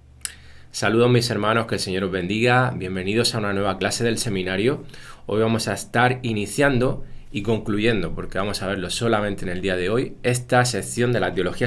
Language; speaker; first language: Spanish; native; Spanish